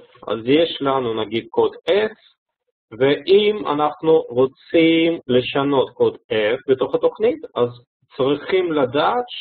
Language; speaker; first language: Hebrew; non-native, fluent; Russian